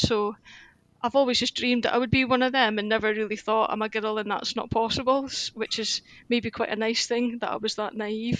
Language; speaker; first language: English; native; English